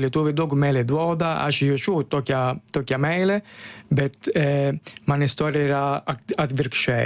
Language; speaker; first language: Lithuanian; non-native, learner; Italian